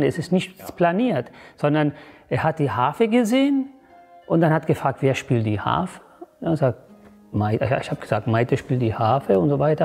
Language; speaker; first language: German; non-native, fluent; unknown